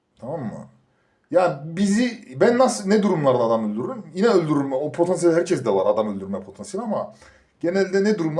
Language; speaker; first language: Turkish; native; Turkish